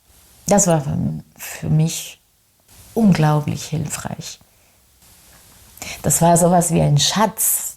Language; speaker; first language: German; non-native, fluent; Spanish